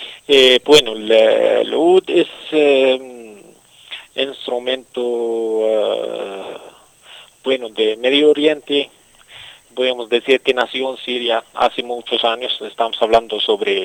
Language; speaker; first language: Spanish; non-native, local second language; Arabic